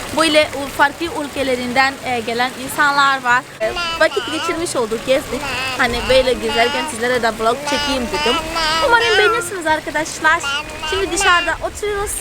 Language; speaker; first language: Turkish; non-native, fluent; Portuguese